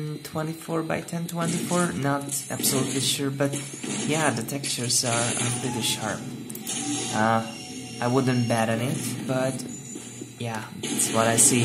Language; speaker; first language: English; non-native, fluent; Hungarian